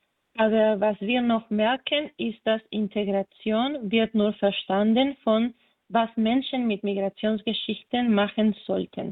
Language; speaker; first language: German; non-native, fluent; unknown